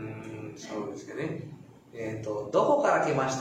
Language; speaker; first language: Japanese; non-native, fluent; Filipino